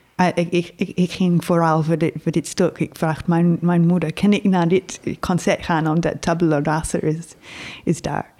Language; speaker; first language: Dutch; non-native, fluent; English